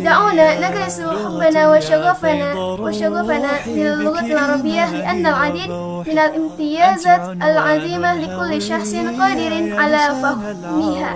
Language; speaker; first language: Arabic; non-native, learner; Indonesian